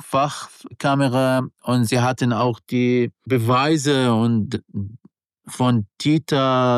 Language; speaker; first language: German; non-native, learner; Arabic